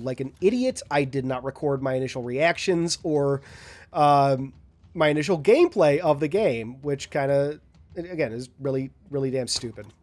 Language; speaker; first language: English; native; English